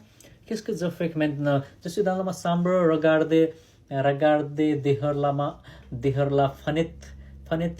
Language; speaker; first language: French; non-native, learner; Nepali